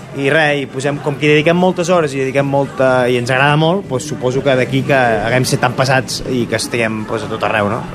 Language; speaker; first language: Catalan; native; Catalan